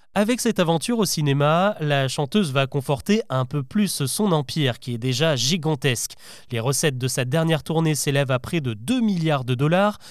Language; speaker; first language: French; native; French